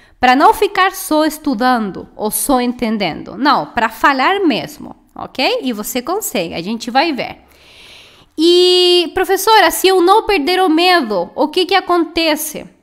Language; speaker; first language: Portuguese; non-native, fluent; Spanish